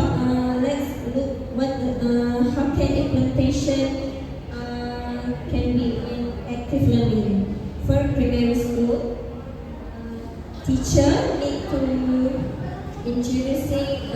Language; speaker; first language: English; non-native, learner; Malay